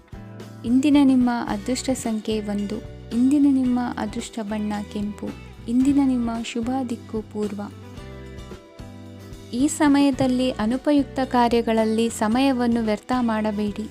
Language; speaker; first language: Kannada; native; Kannada